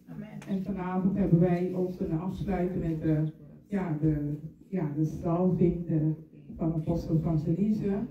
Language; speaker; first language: Dutch; non-native, local second language; Papiamento